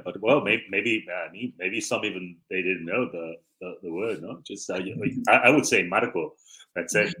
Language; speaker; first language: English; native; English